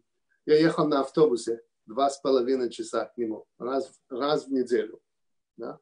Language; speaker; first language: Russian; early bilingual, heritage; Russian